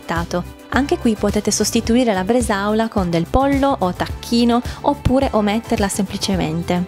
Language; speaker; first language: Italian; native; Italian